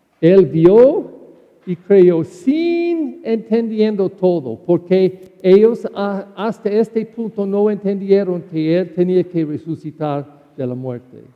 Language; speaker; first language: Spanish; non-native, learner; English